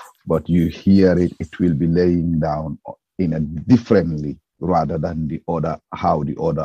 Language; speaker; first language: English; non-native, local second language; Mandingo